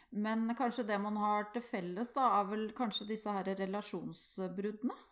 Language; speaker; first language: Norwegian; native; Norwegian